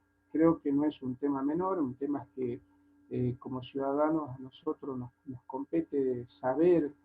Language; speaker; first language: Spanish; native; Spanish